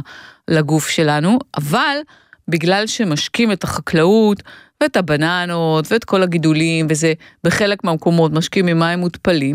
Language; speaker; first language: Hebrew; native; Hebrew